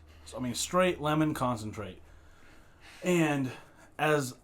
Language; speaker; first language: English; native; English